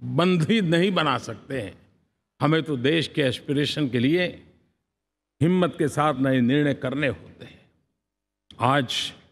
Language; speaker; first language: Hindi; non-native, local second language; Gujarati